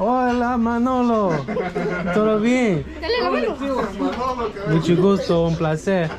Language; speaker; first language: Spanish; non-native, learner; English